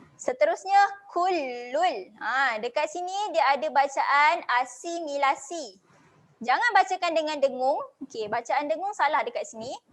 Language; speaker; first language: Malay; native; Malay